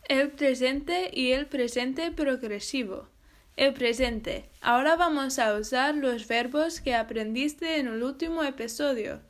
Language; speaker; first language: Spanish; non-native, fluent; English